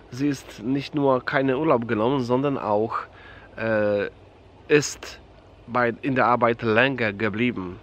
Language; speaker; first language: German; non-native, fluent; Polish